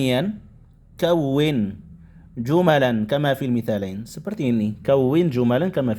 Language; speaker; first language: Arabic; non-native, fluent; Indonesian